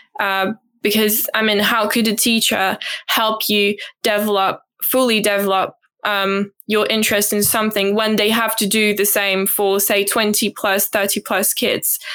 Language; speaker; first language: English; non-native, fluent; French